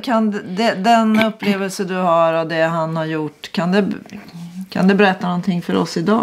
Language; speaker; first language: Swedish; native; Swedish